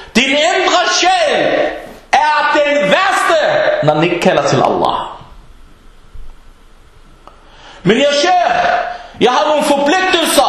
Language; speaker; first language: Danish; early bilingual, other home language; Arabic